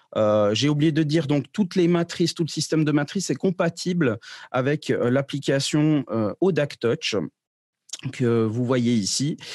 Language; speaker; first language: French; native; French